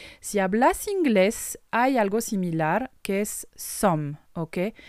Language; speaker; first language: Spanish; non-native, fluent; French